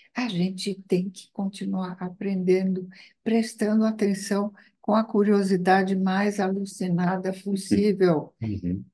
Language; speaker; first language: Portuguese; non-native, fluent; Italian